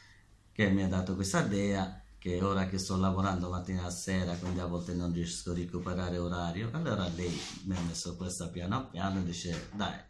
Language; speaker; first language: Italian; non-native, learner; Bangla